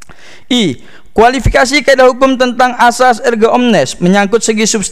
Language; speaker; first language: Indonesian; native; Indonesian